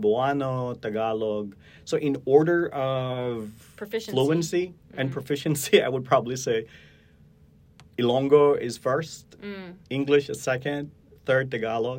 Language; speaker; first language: English; non-native, local second language; Hiligaynon